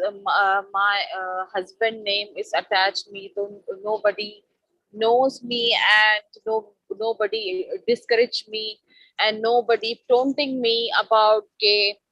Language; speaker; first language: English; non-native, learner; Urdu